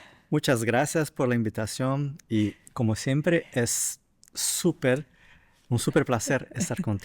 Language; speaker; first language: Spanish; non-native, fluent; Portuguese